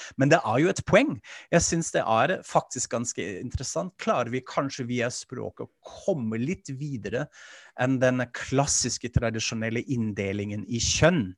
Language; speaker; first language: Norwegian; non-native, fluent; German